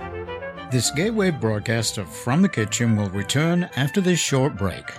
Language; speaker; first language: English; native; English